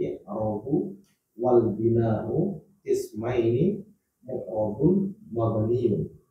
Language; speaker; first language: Arabic; non-native, learner; Indonesian